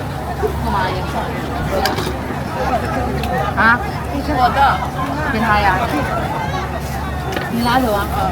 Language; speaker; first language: Chinese; native; Chinese